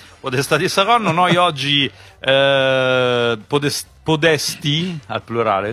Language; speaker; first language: Italian; native; Italian